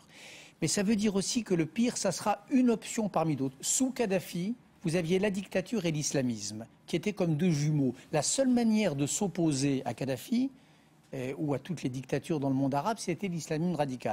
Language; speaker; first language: French; native; French